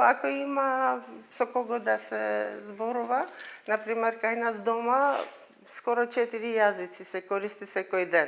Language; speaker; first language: Macedonian; non-native, fluent; Armenian